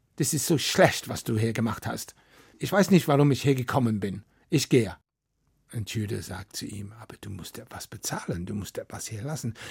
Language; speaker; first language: German; non-native, fluent; English